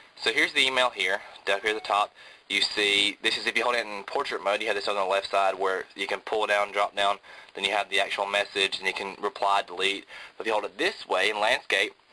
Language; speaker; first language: English; native; English